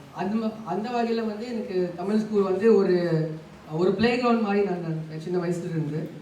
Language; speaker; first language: Tamil; early bilingual, heritage; Tamil